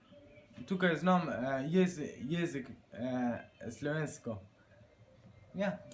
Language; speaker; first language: Slovenian; non-native, learner; Persian